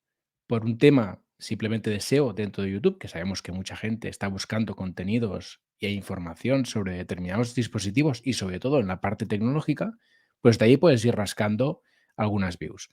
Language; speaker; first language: Spanish; native; Spanish